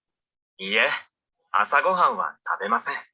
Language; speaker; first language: Japanese; non-native, learner; French